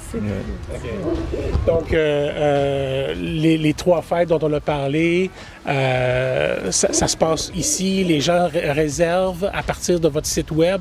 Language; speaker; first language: French; native; French